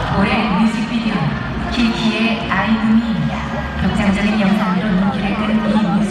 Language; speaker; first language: Korean; native; Korean